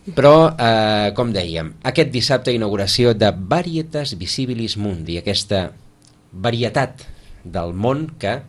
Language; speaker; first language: Catalan; native; Catalan